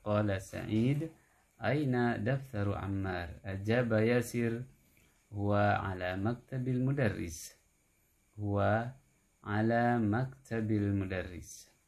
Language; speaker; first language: Arabic; non-native, fluent; Indonesian